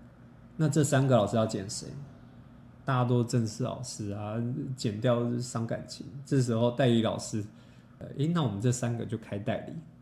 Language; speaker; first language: Chinese; native; Chinese